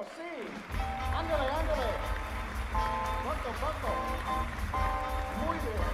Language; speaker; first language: Spanish; non-native, learner; English